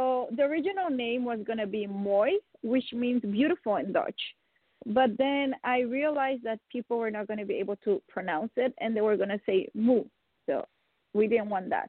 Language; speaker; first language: English; non-native, fluent; Dutch